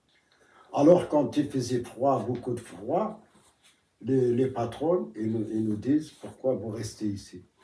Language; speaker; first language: French; non-native, fluent; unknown